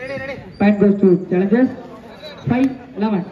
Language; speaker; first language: English; non-native, local second language; Tamil